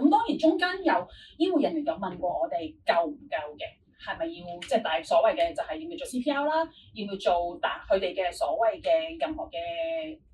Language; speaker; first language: Cantonese; native; Cantonese